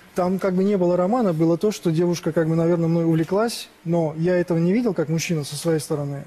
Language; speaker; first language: Russian; native; Russian